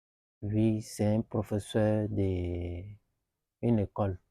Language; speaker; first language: French; non-native, learner; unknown